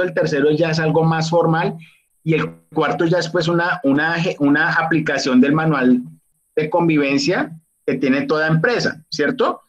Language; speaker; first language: Spanish; native; Spanish